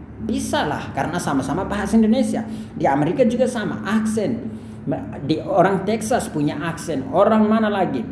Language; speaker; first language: Indonesian; native; Indonesian